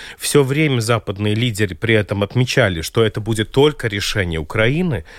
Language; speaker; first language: Russian; non-native, local second language; Latvian